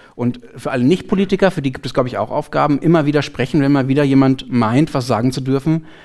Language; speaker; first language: German; native; German